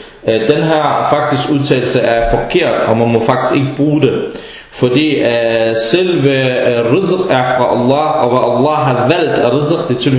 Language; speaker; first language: Danish; early bilingual, other home language; Arabic